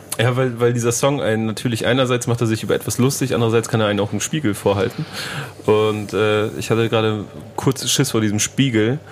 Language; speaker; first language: German; native; German